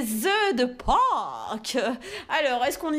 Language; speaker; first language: French; native; French